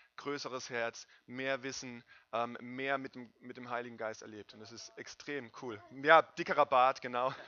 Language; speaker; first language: German; native; German